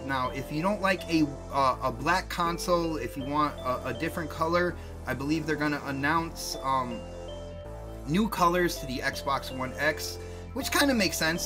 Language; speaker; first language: English; native; English